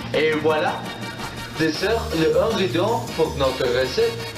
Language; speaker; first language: French; non-native, learner; Spanish